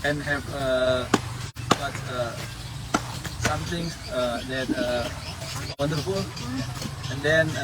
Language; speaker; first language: English; non-native, learner; Indonesian